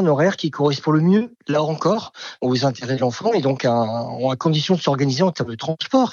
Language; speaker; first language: French; native; French